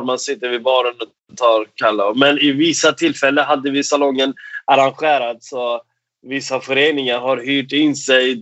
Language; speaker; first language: Swedish; non-native, fluent; Persian